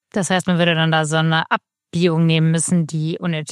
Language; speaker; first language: German; native; German